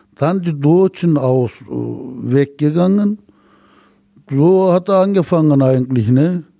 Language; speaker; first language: German; non-native, fluent; Turkish